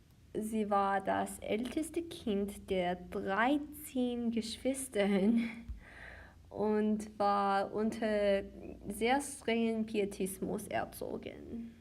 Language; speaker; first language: German; non-native, learner; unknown